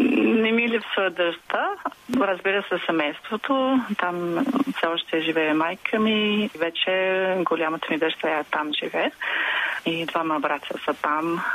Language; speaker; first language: Bulgarian; non-native, fluent; English